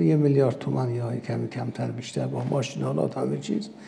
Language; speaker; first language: Persian; non-native, local second language; Azerbaijani